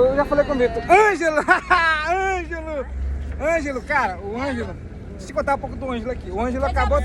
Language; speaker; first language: Portuguese; native; Portuguese